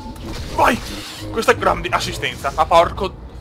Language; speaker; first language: Italian; native; Italian